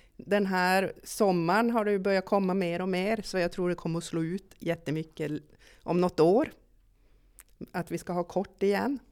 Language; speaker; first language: Swedish; native; Swedish